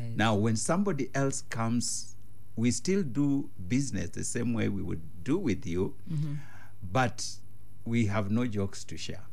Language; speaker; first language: English; non-native, local second language; Luo (Kenya and Tanzania)